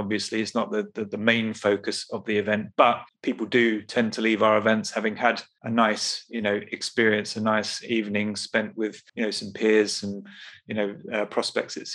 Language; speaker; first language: English; native; English